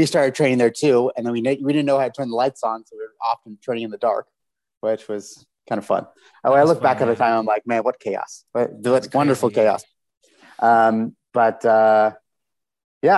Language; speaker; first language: English; native; English